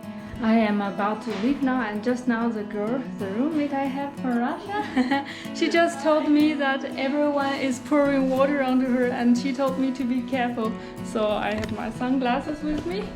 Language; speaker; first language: English; non-native, fluent; Chinese